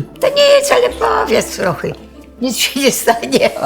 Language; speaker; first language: Polish; native; Polish